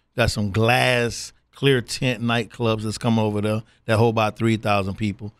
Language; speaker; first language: English; native; English